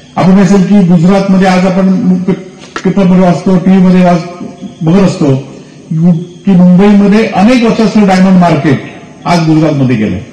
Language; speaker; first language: Marathi; native; Marathi